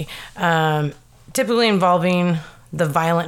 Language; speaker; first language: English; native; English